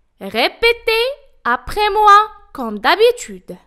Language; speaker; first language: French; non-native, local second language; Arabic